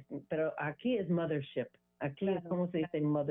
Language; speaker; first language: Spanish; non-native, learner; English